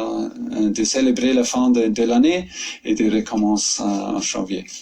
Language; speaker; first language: French; non-native, fluent; German